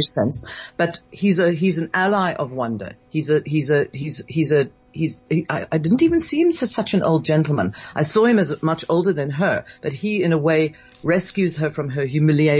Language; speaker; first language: English; native; English